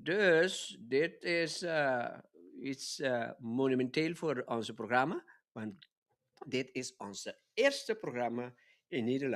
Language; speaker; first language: Dutch; non-native, local second language; Papiamento